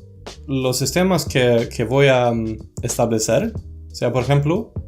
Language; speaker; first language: Spanish; non-native, fluent; Swedish